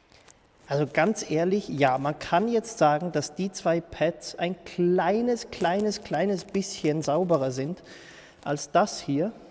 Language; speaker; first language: German; native; German